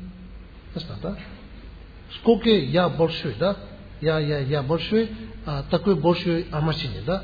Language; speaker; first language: Russian; non-native, learner; Tibetan